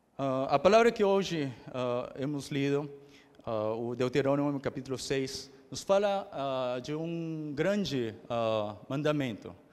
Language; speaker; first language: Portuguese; early bilingual, other home language; Korean